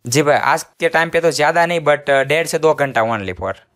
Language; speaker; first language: Hindi; non-native, local second language; Gujarati